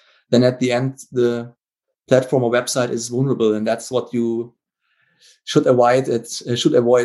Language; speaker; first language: English; non-native, fluent; German